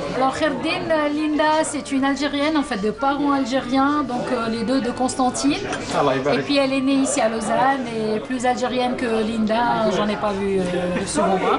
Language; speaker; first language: French; non-native, local second language; Arabic